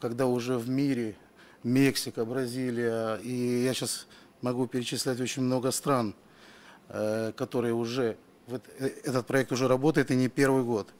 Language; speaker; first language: Russian; native; Russian